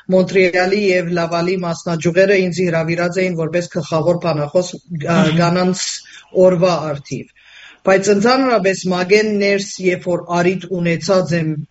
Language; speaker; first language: Armenian; early bilingual, heritage; Armenian